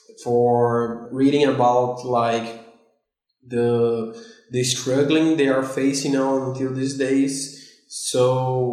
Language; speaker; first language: English; non-native, fluent; Portuguese